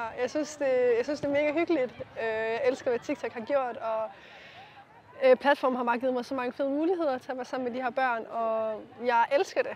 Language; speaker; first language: Danish; native; Danish